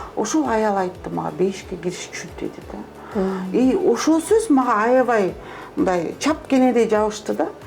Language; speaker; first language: Kyrgyz; non-native, local second language; Russian